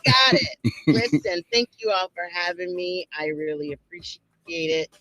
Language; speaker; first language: English; native; English